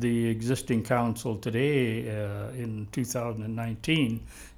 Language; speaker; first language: English; native; English